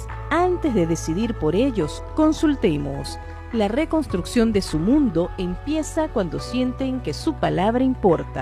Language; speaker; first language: Spanish; native; Spanish